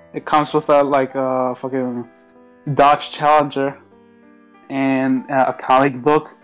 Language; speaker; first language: English; non-native, fluent; German